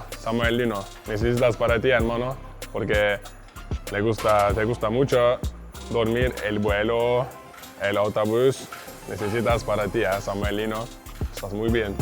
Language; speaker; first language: Spanish; non-native, learner; Turkish